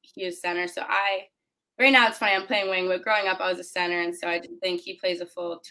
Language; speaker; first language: English; native; English